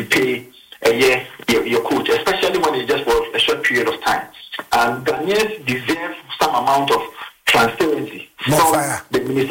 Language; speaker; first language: English; non-native, local second language; Akan